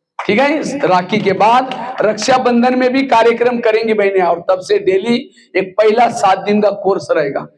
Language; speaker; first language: Hindi; non-native, local second language; Marathi